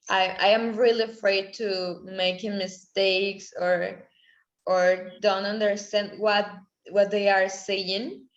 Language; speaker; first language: English; non-native, learner; Spanish